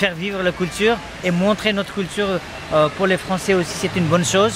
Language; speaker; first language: French; non-native, fluent; Nepali